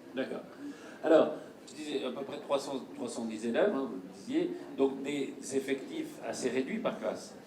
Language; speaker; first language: French; native; French